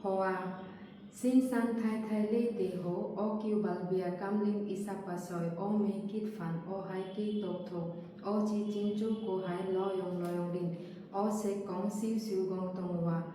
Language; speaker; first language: Cantonese; non-native, learner; Bangla